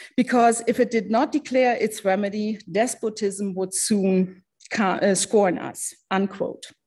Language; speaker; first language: English; non-native, fluent; German